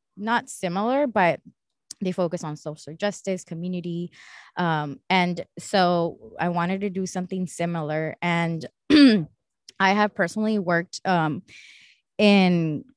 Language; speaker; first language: English; early bilingual, other home language; Spanish